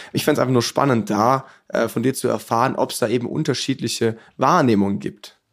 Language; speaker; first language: German; native; German